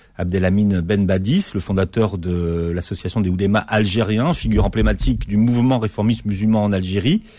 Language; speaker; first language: French; native; French